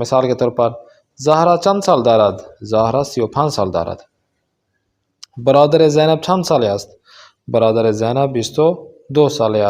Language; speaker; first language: Persian; non-native, fluent; Urdu